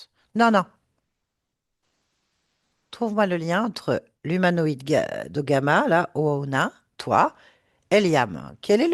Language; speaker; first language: French; native; French